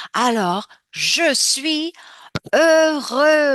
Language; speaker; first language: French; non-native, fluent; English